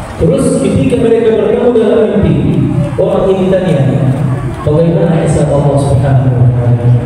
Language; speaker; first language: Indonesian; non-native, fluent; Arabic